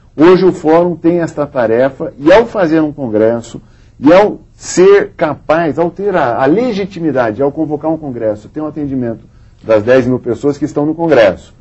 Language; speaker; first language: Portuguese; native; Portuguese